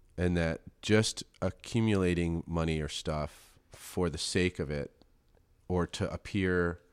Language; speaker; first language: English; native; English